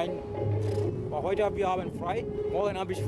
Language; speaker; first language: German; non-native, learner; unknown